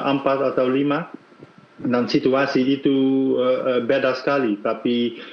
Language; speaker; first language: Indonesian; non-native, fluent; Dutch